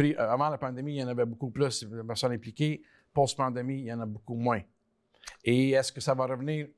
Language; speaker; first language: French; early bilingual, other home language; Italian